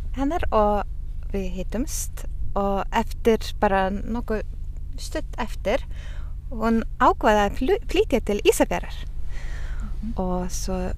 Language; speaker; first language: Icelandic; non-native, fluent; Lithuanian